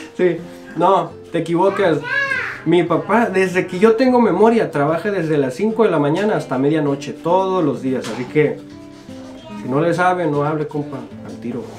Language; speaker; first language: Spanish; native; Spanish